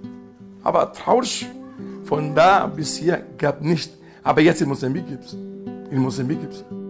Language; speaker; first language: German; non-native, learner; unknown